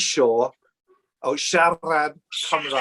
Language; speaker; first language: Welsh; non-native, learner; English